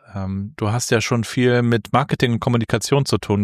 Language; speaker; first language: German; native; German